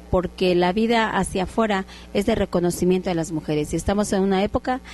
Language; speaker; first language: Spanish; native; Spanish